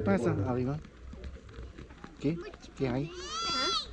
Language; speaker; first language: Spanish; non-native, learner; German